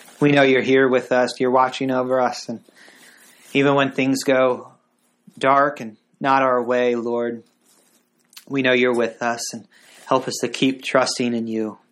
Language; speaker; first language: English; native; English